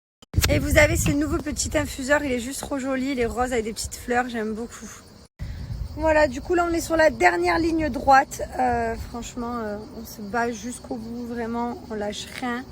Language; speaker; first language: French; native; French